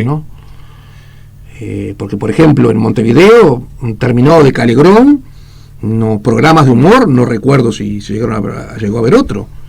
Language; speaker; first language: Spanish; native; Spanish